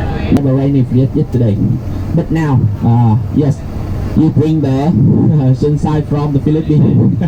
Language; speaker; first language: English; non-native, learner; Vietnamese